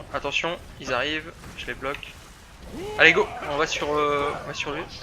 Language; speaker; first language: French; native; French